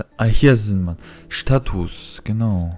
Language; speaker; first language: German; non-native, fluent; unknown